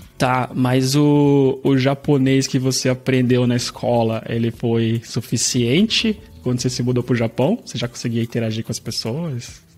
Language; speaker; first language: Portuguese; native; Portuguese